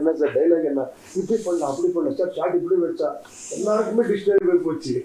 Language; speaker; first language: Tamil; non-native, learner; Kannada